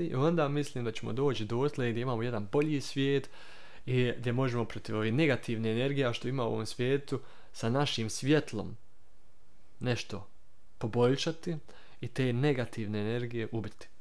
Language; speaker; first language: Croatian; early bilingual, heritage; Croatian